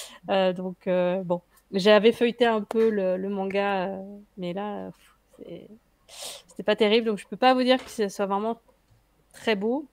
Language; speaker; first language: French; native; French